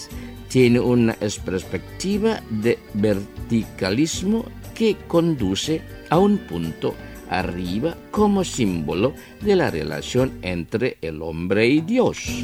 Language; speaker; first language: Spanish; non-native, fluent; Indonesian